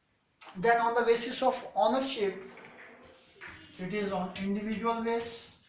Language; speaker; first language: English; non-native, local second language; Hindi